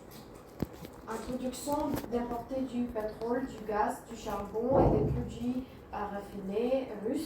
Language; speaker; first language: French; non-native, learner; Bulgarian